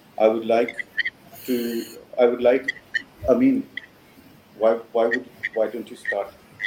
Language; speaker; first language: English; non-native, local second language; Hindi